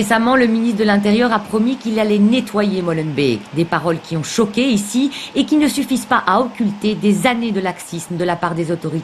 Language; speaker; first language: French; native; French